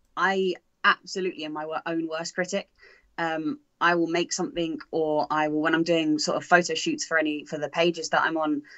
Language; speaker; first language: English; native; English